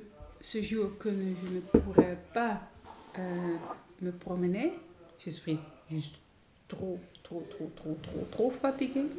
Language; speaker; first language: French; non-native, learner; Dutch